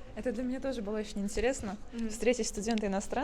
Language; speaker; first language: Russian; native; Russian